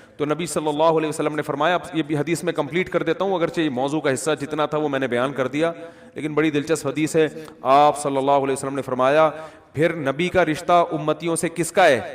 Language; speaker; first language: Urdu; native; Urdu